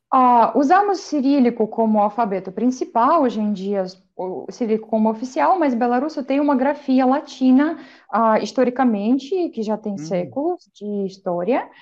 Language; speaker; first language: Portuguese; non-native, fluent; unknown